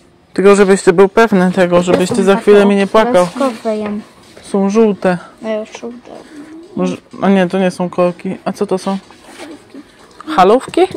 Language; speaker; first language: Polish; native; Polish